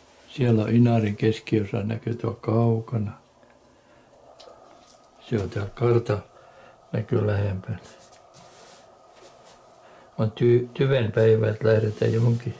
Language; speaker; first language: Finnish; native; Finnish